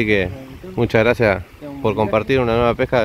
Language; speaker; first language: Spanish; native; Spanish